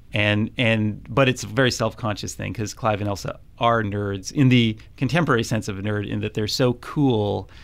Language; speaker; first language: English; native; English